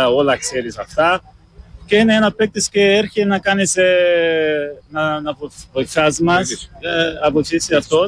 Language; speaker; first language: Greek; non-native, learner; Portuguese